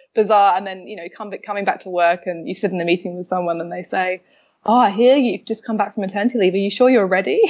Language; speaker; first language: English; native; English